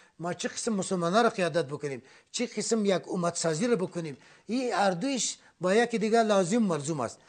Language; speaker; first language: Persian; non-native, local second language; Pashto